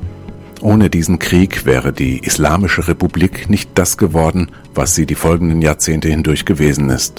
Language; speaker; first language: German; native; German